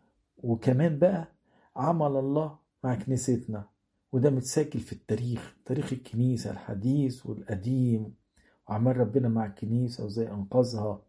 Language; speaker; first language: Arabic; native; Arabic